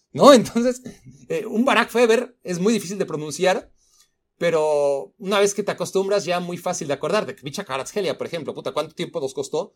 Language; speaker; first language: Spanish; native; Spanish